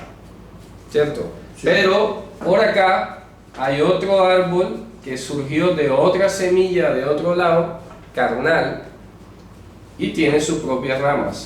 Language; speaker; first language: Spanish; native; Spanish